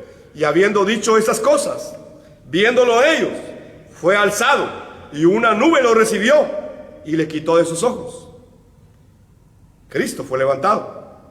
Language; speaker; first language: Spanish; native; Spanish